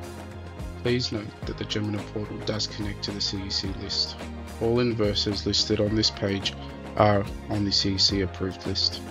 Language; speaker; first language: English; native; English